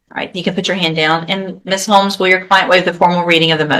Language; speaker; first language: English; native; English